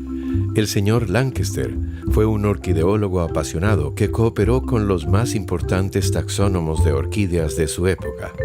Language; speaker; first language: Spanish; native; Spanish